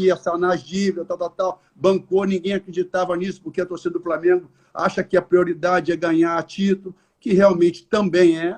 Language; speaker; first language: Portuguese; native; Portuguese